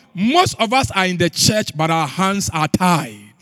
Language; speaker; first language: English; non-native, local second language; Akan